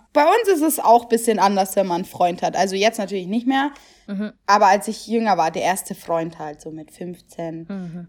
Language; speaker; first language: German; early bilingual, other home language; Italian